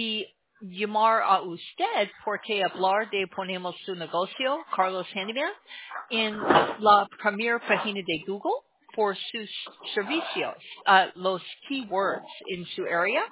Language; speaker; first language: Spanish; non-native, learner; English